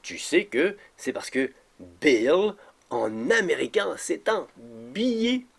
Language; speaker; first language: French; native; French